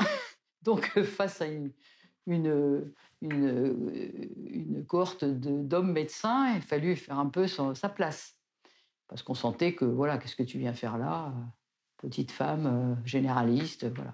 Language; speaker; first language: French; native; French